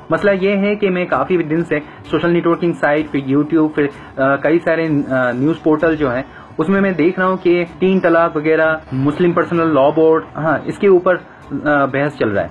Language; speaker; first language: Hindi; non-native, fluent; Bangla